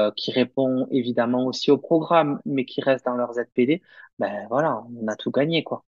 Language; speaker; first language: French; native; French